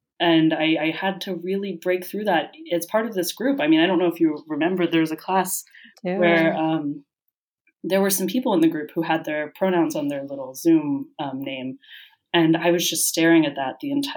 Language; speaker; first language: English; native; English